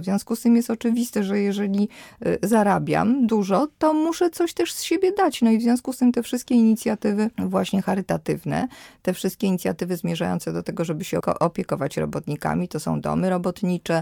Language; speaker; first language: Polish; native; Polish